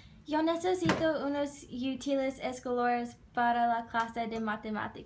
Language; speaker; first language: Spanish; non-native, learner; English